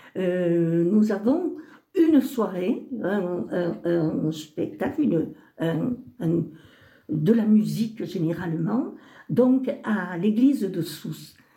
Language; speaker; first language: French; early bilingual, other home language; Spanish